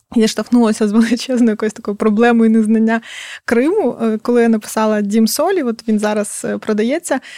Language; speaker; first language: Ukrainian; native; Ukrainian